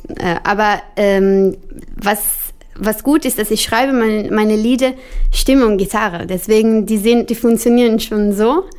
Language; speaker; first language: German; non-native, fluent; Italian